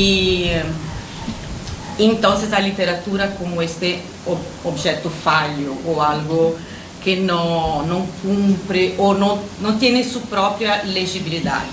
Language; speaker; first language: Spanish; non-native, fluent; Portuguese